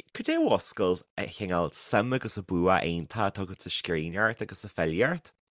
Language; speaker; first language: Irish; native; Irish